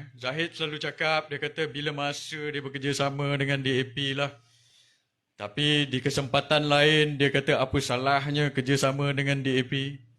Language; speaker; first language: Malay; native; Malay